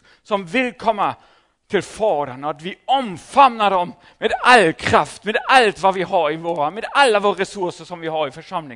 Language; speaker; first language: Swedish; non-native, fluent; German